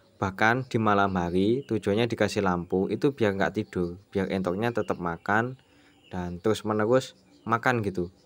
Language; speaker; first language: Indonesian; non-native, local second language; Javanese